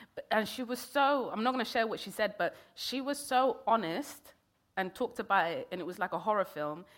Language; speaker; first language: English; native; English